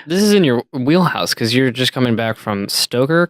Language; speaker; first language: English; native; English